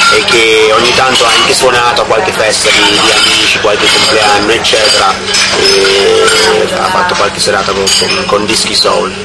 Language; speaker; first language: Italian; native; Italian